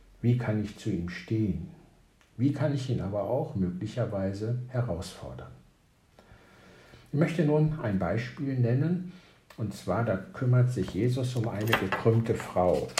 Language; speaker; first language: German; native; German